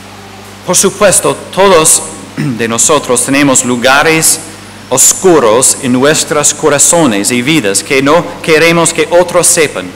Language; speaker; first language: Spanish; non-native, fluent; English